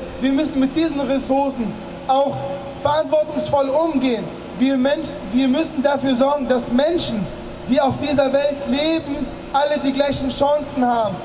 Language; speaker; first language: German; early bilingual, other home language; Arabic